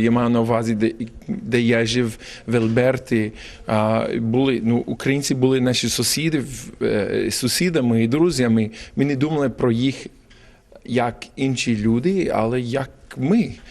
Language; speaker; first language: Ukrainian; non-native, learner; English